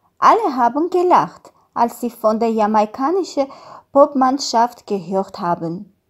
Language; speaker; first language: German; non-native, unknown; Russian